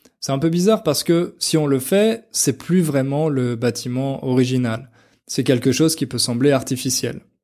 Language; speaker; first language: French; native; French